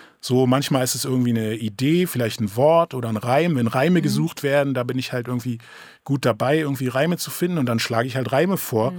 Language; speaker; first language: German; early bilingual, other home language; English